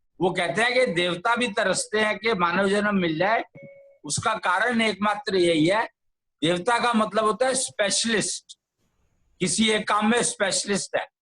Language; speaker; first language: Hindi; native; Hindi